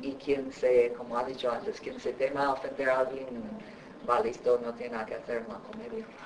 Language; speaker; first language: Spanish; native; Spanish